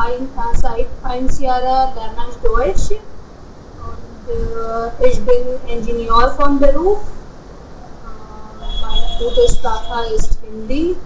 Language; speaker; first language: German; non-native, learner; Hindi